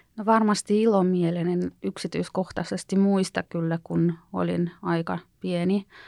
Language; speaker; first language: Finnish; early bilingual, heritage; Finnish